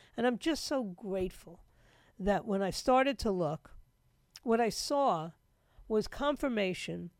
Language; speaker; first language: English; native; English